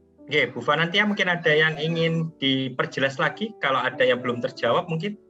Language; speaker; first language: Indonesian; non-native, local second language; Javanese